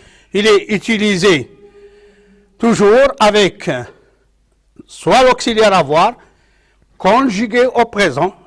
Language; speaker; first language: French; non-native, local second language; Arabic